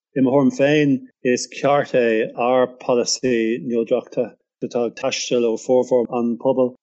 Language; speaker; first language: Irish; non-native, local second language; English